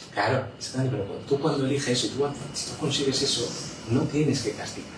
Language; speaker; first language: Spanish; native; Spanish